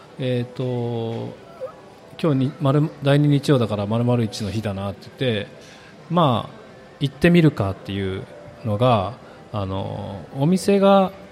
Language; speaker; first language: Japanese; native; Japanese